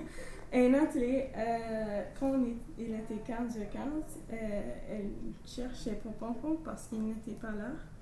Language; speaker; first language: French; non-native, learner; English